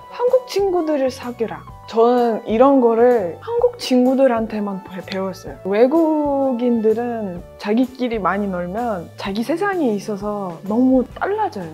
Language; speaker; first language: Korean; non-native, fluent; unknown